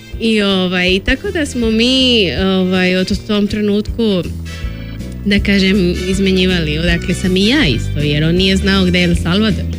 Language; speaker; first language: Serbian; non-native, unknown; Spanish